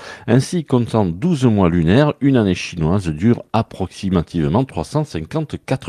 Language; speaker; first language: French; native; French